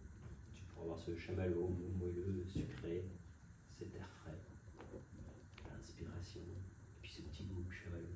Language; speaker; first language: French; native; French